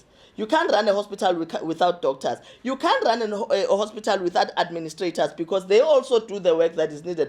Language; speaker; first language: English; non-native, local second language; Zulu